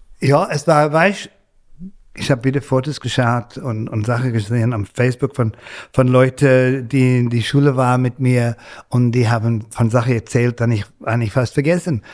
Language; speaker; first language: German; non-native, fluent; English